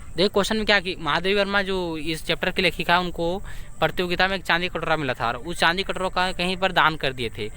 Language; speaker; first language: Hindi; native; Hindi